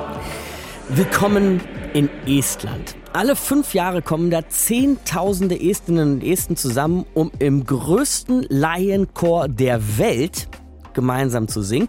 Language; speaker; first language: German; native; German